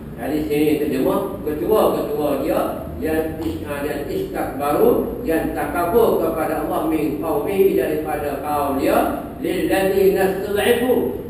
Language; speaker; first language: Malay; native; Malay